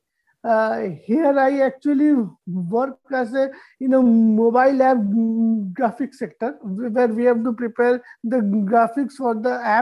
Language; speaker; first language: English; non-native, local second language; Bangla